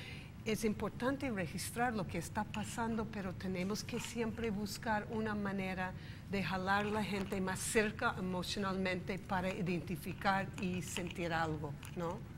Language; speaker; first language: Spanish; non-native, fluent; English